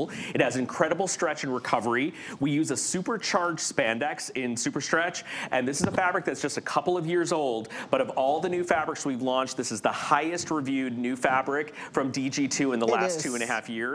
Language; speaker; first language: English; native; English